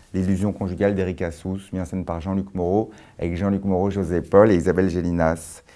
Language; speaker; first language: French; native; French